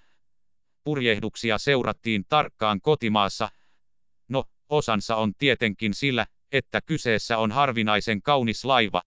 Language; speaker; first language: Finnish; native; Finnish